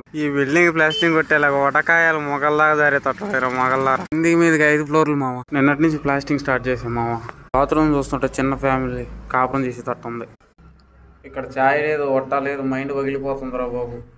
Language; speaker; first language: Telugu; native; Telugu